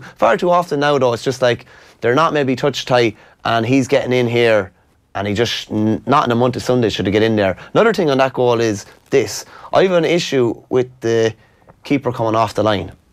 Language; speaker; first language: English; native; English